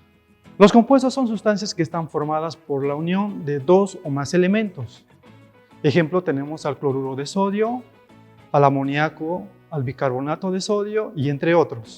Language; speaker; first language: Spanish; native; Spanish